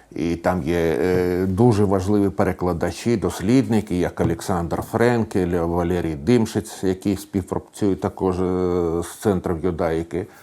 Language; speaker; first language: Ukrainian; native; Ukrainian